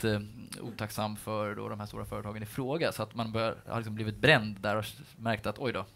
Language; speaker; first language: Swedish; native; Swedish